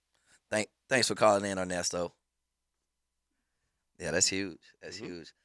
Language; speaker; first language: English; native; English